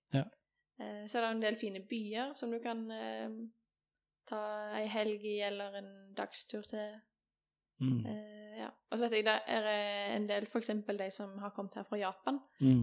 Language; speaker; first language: Norwegian; native; Norwegian